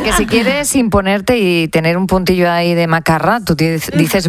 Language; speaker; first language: Spanish; native; Spanish